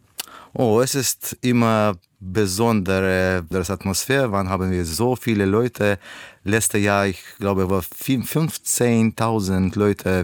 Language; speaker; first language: German; non-native, learner; Russian